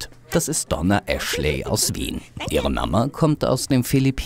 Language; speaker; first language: German; native; German